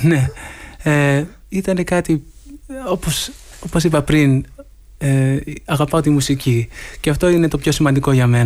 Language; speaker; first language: Greek; early bilingual, heritage; Greek